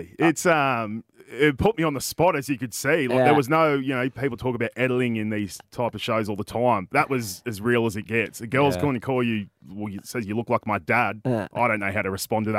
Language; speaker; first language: English; native; English